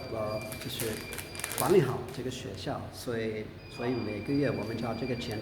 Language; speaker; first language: Chinese; non-native, fluent; English